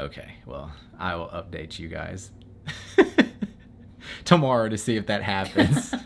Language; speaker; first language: English; native; English